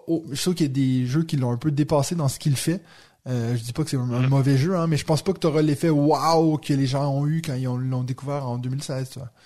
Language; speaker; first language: French; native; French